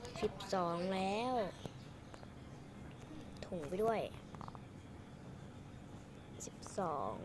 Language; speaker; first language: Thai; native; Thai